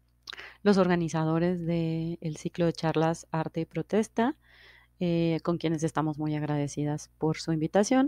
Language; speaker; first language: Spanish; native; Spanish